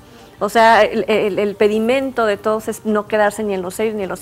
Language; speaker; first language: Spanish; native; Spanish